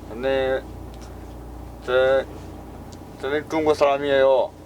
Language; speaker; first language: Korean; non-native, learner; Chinese